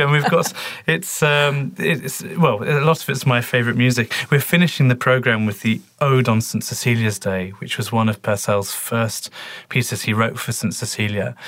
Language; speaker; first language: English; native; English